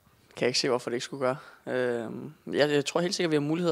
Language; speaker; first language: Danish; native; Danish